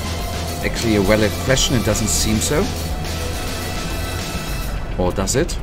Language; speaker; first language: English; non-native, fluent; German